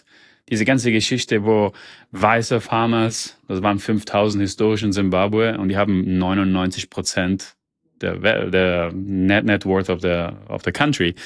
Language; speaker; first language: German; early bilingual, heritage; German